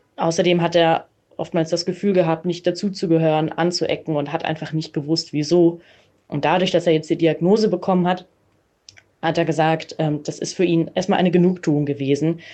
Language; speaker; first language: German; native; German